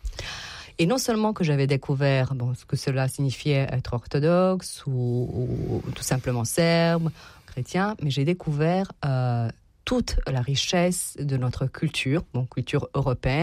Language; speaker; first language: French; non-native, fluent; Serbian